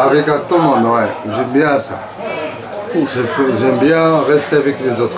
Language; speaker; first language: French; non-native, learner; Arabic